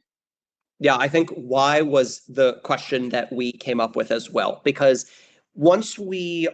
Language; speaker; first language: English; native; English